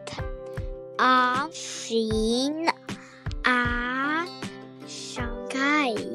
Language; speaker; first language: French; non-native, learner; Chinese